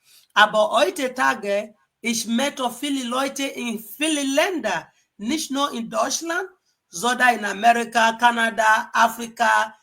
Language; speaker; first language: German; non-native, fluent; Igbo